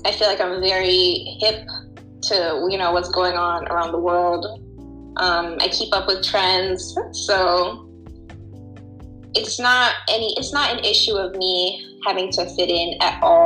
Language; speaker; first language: English; native; English